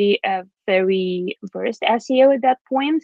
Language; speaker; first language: English; non-native, fluent; Russian